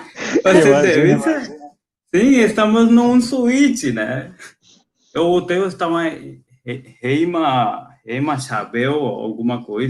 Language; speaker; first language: Portuguese; non-native, fluent; Hindi